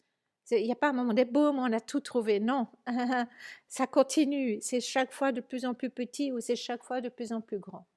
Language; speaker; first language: French; native; French